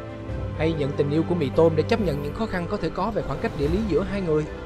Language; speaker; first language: Vietnamese; native; Vietnamese